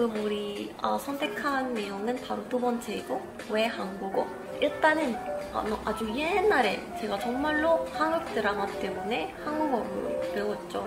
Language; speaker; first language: Korean; non-native, learner; Malay